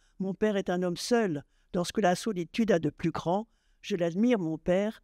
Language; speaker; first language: French; native; French